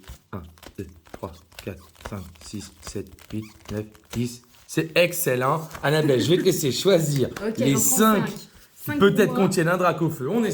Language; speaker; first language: French; native; French